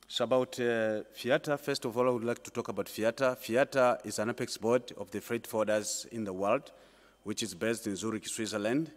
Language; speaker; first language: English; non-native, local second language; Swahili